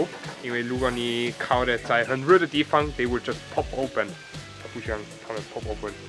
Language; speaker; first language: Chinese; non-native, fluent; German